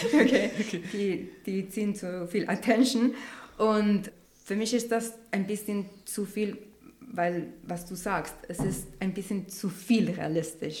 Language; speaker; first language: German; non-native, learner; Spanish